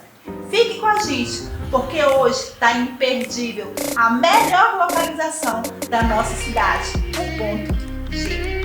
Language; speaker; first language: Portuguese; native; Portuguese